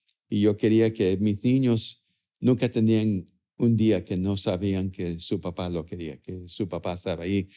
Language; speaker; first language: Spanish; early bilingual, other home language; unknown